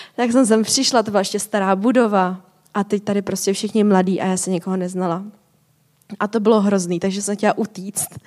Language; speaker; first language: Czech; native; Czech